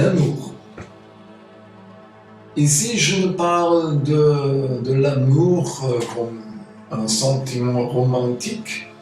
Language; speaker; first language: French; non-native, fluent; German